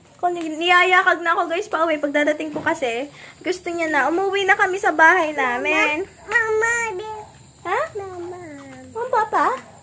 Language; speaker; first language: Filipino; non-native, local second language; Cebuano